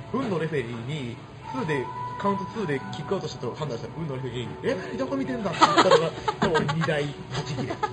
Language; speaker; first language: Japanese; native; Japanese